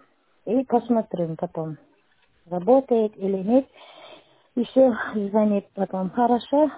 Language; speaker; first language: Russian; non-native, learner; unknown